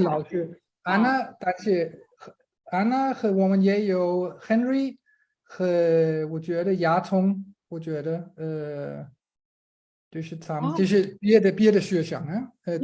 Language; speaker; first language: Chinese; non-native, learner; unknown